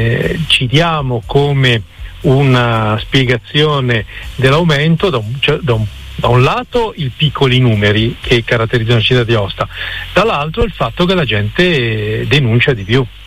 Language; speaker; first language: Italian; native; Italian